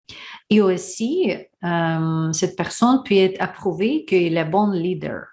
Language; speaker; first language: French; non-native, learner; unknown